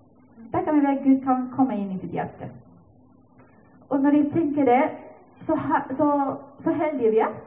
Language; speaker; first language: Norwegian; non-native, fluent; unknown